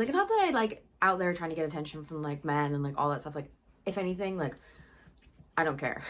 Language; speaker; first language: English; native; English